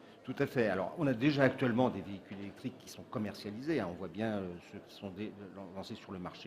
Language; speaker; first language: French; native; French